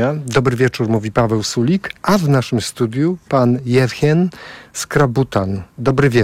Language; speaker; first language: Polish; native; Polish